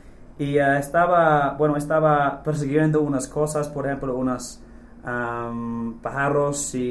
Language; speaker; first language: Spanish; non-native, fluent; English